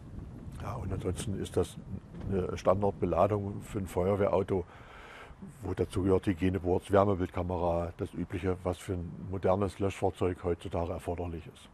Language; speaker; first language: German; native; German